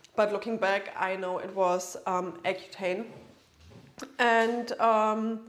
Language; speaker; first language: English; non-native, fluent; German